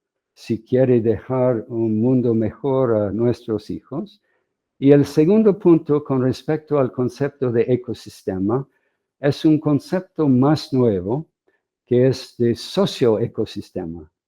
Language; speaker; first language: Spanish; non-native, fluent; English